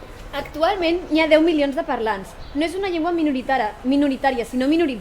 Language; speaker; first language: Catalan; native; Catalan